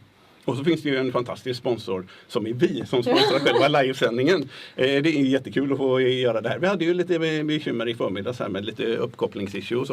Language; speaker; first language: Swedish; native; Swedish